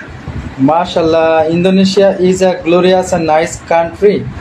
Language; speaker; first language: English; non-native, learner; Bangla